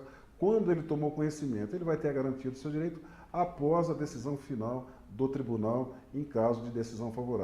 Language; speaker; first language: Portuguese; native; Portuguese